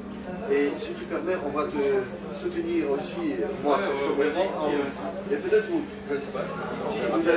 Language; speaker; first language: French; non-native, fluent; Russian